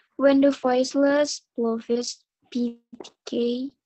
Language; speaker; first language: English; non-native, learner; Indonesian